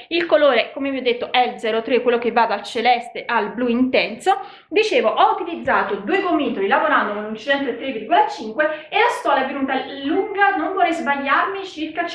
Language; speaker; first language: Italian; native; Italian